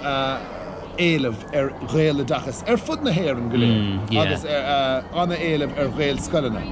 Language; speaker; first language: Irish; native; Irish